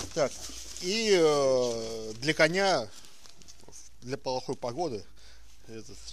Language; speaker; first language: Russian; native; Russian